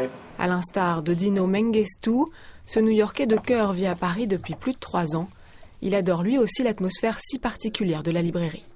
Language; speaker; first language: French; native; French